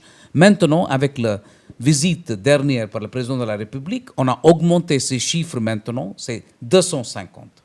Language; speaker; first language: French; non-native, fluent; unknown